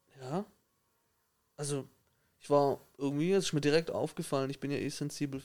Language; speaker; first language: German; native; German